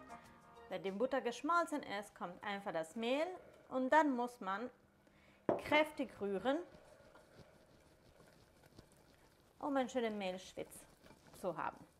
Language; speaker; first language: German; non-native, fluent; Italian